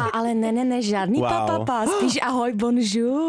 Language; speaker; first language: Czech; native; Czech